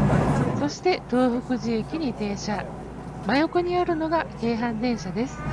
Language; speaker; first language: Japanese; native; Japanese